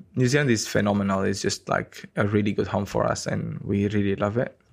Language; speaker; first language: English; non-native, fluent; Romanian